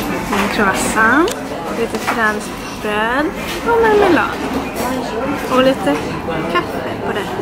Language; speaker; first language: Swedish; native; Swedish